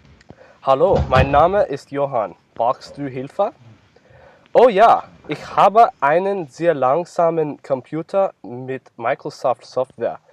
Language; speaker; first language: German; non-native, learner; English